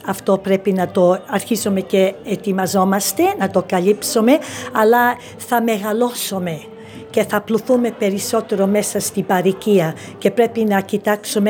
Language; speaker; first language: Greek; early bilingual, heritage; Greek